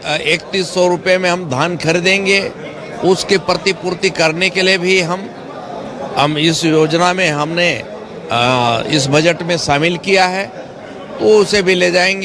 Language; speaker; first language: Hindi; native; Hindi